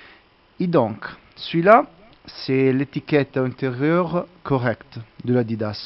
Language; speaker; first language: French; non-native, learner; Italian